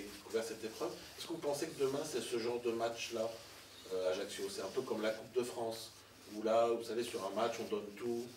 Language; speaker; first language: French; native; French